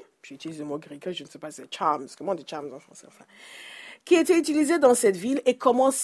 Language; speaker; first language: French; non-native, fluent; English